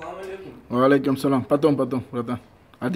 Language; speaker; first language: Russian; non-native, learner; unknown